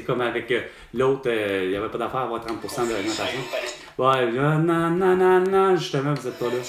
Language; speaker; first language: French; native; French